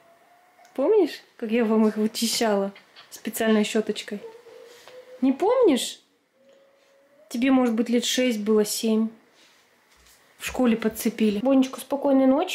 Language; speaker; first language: Russian; native; Russian